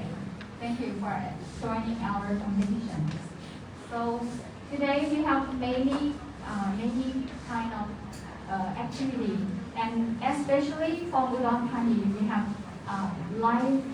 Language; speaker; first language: English; non-native, learner; Thai